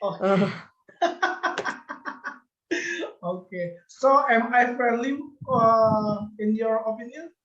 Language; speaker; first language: English; non-native, learner; Indonesian